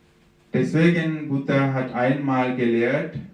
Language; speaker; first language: German; non-native, fluent; Sinhala